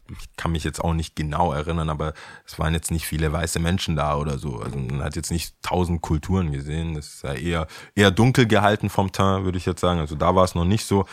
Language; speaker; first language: German; early bilingual, other home language; Akan